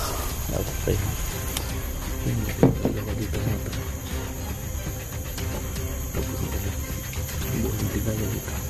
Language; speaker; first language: Filipino; non-native, local second language; Cebuano